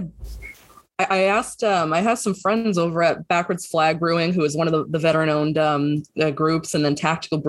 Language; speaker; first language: English; native; English